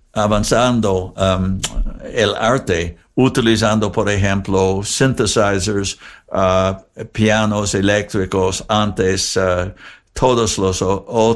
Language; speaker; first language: Spanish; non-native, learner; English